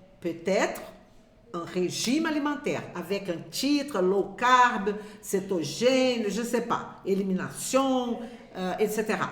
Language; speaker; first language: French; non-native, fluent; Portuguese